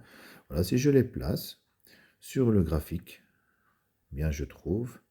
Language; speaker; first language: French; native; French